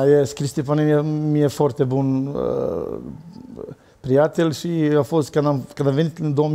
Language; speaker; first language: Romanian; non-native, learner; Serbian